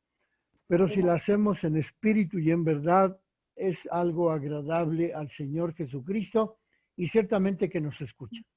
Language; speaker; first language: Spanish; native; Spanish